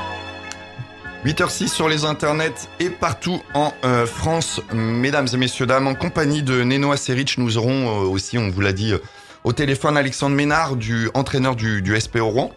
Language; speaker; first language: French; native; French